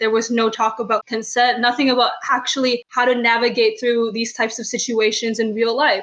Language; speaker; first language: English; native; English